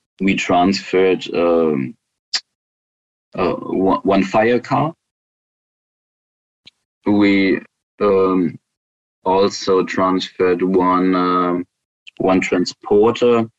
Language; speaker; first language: English; non-native, fluent; German